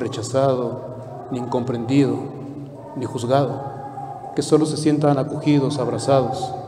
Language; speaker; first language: Spanish; native; Spanish